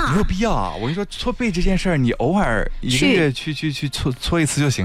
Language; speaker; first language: Chinese; native; Chinese